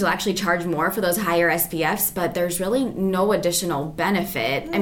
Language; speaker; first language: English; native; English